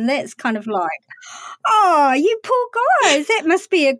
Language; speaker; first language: English; native; English